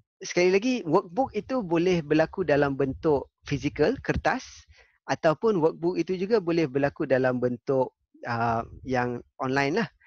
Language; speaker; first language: Malay; native; Malay